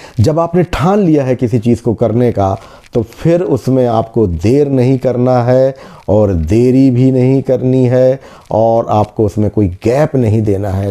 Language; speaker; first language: Hindi; native; Hindi